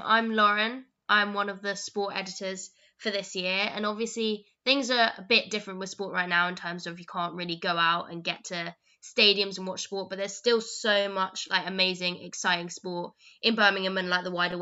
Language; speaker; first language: English; native; English